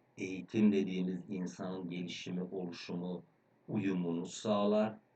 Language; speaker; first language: Turkish; native; Turkish